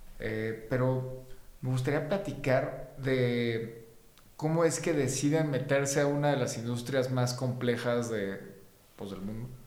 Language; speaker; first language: Spanish; native; Spanish